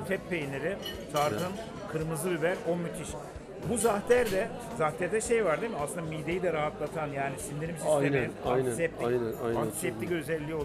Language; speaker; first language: Turkish; native; Turkish